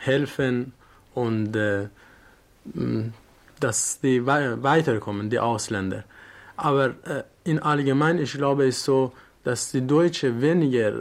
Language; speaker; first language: German; non-native, learner; Persian